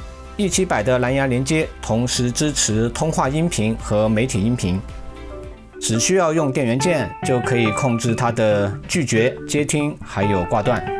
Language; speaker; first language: Chinese; native; Chinese